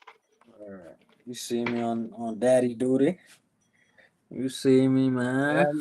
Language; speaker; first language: English; native; English